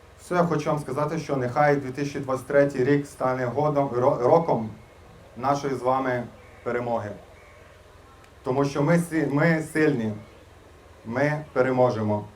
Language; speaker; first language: Ukrainian; non-native, local second language; Russian